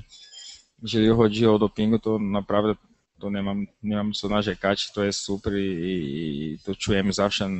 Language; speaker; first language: Polish; non-native, learner; Portuguese